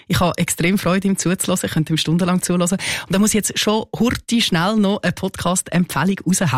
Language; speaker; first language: German; native; German